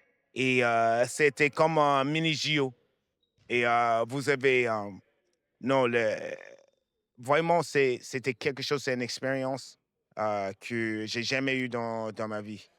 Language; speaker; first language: French; non-native, fluent; English